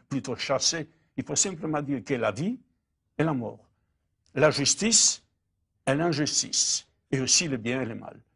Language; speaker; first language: French; non-native, fluent; Polish